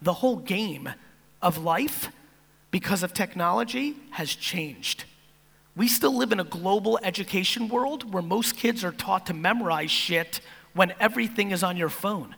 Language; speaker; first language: English; native; English